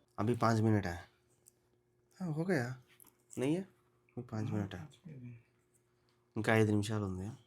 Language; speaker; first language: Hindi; non-native, local second language; Telugu